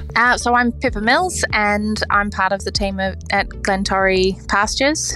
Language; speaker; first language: English; native; English